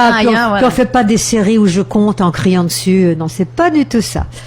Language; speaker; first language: French; native; French